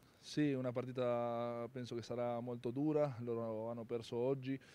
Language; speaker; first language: Italian; non-native, fluent; Spanish